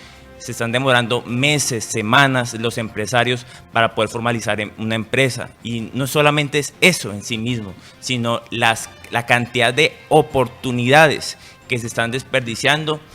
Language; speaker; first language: Spanish; native; Spanish